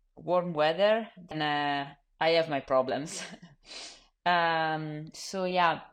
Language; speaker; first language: English; non-native, fluent; Italian